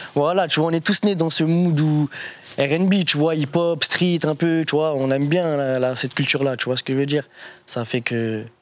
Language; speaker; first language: French; native; French